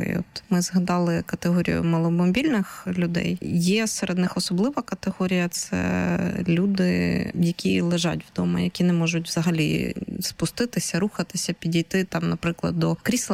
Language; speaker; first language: Ukrainian; native; Ukrainian